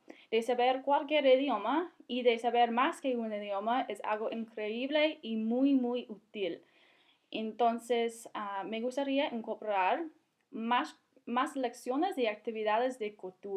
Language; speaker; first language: Spanish; non-native, fluent; English